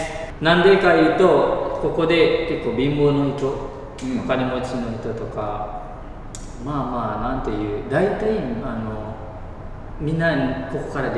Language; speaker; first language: Japanese; non-native, learner; Indonesian